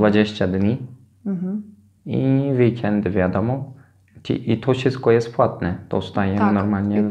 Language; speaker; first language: Polish; non-native, fluent; Turkish